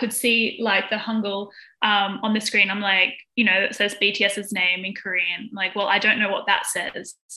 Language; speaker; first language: English; native; English